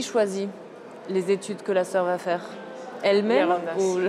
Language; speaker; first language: French; native; French